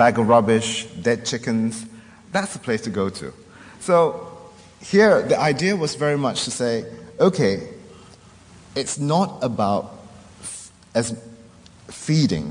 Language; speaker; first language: English; non-native, local second language; Min Nan Chinese